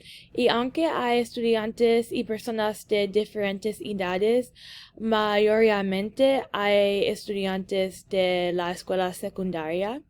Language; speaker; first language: Spanish; early bilingual, heritage; English